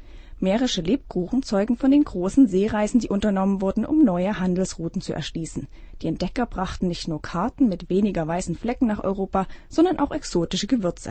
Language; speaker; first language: German; native; German